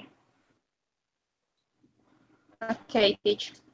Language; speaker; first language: English; non-native, learner; Spanish